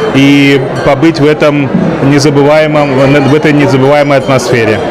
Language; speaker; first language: Russian; native; Russian